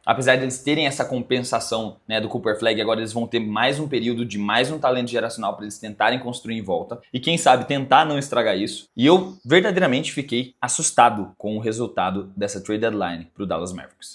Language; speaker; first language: Portuguese; native; Portuguese